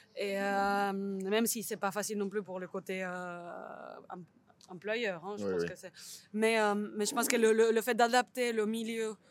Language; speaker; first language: French; non-native, fluent; Spanish